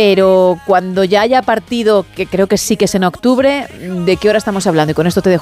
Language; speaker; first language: Spanish; native; Spanish